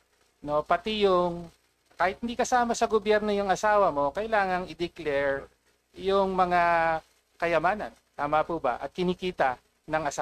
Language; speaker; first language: Filipino; native; Filipino